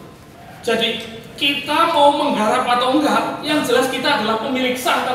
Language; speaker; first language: Indonesian; native; Indonesian